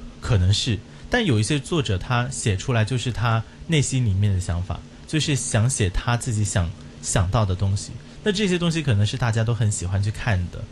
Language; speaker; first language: Chinese; non-native, local second language; Cantonese